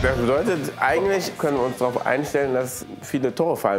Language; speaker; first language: German; native; German